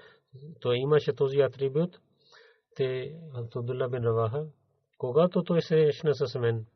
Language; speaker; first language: Bulgarian; non-native, fluent; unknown